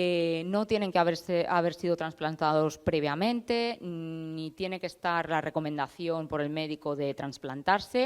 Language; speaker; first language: Spanish; native; Spanish